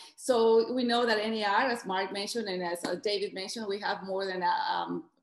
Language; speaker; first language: English; non-native, fluent; Spanish